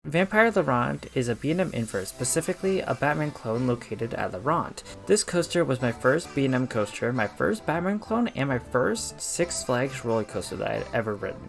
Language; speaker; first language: English; native; English